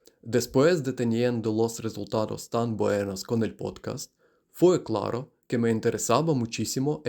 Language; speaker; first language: Spanish; non-native, learner; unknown